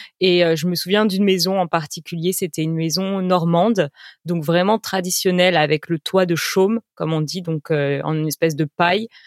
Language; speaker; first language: French; native; French